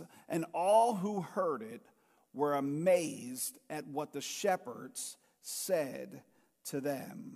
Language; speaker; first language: English; native; English